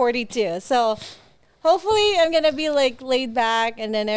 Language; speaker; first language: English; non-native, local second language; Hiligaynon